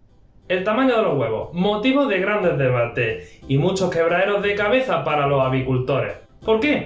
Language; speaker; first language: Spanish; native; Spanish